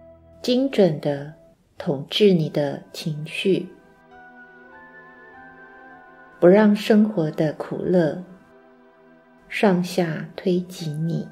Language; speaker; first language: Chinese; native; Chinese